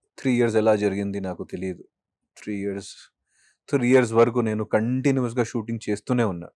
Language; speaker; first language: Telugu; non-native, fluent; Hindi